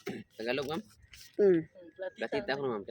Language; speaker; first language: Filipino; non-native, local second language; Cebuano